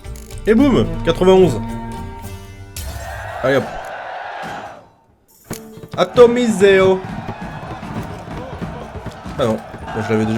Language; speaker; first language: French; native; French